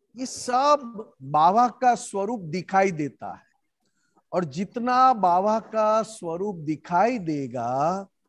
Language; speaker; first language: Hindi; non-native, local second language; Gujarati